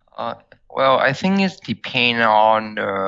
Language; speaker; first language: English; non-native, learner; Vietnamese